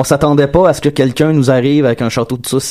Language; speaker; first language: French; native; French